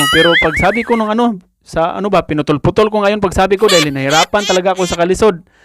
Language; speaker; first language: Filipino; non-native, local second language; Cebuano